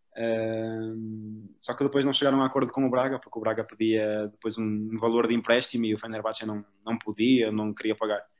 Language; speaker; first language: Portuguese; native; Portuguese